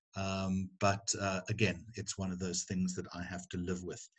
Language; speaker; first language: English; native; English